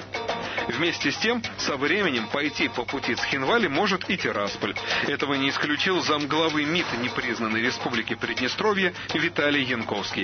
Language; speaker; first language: Russian; native; Russian